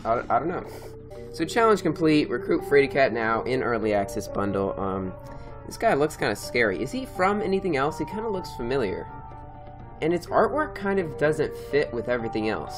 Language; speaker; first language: English; native; English